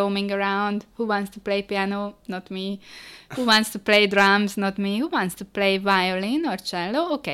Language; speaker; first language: English; non-native, fluent; Hungarian